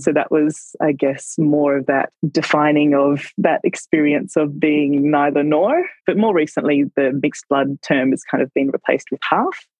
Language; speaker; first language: English; native; English